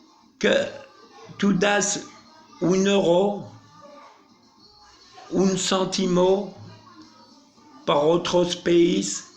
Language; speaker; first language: Spanish; non-native, learner; French